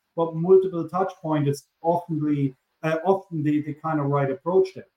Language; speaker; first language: English; non-native, fluent; German